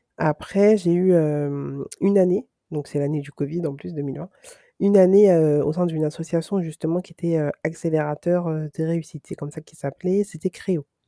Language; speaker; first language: French; native; French